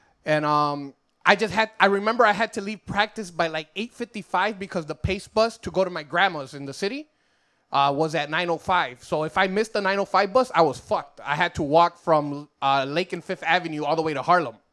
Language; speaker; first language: English; early bilingual, other home language; Spanish